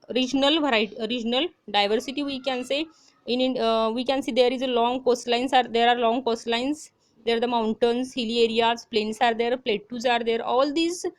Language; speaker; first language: English; non-native, local second language; Marathi